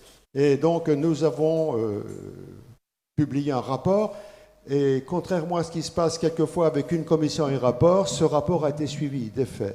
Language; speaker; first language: French; native; French